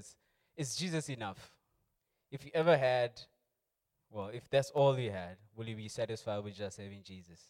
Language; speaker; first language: English; non-native, local second language; Tswana